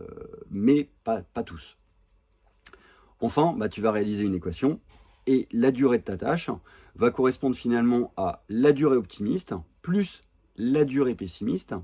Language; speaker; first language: French; native; French